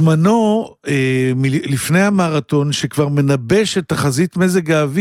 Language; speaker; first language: Hebrew; native; Hebrew